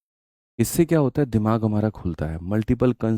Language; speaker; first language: Hindi; native; Hindi